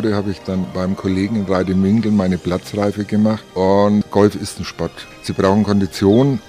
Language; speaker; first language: German; native; German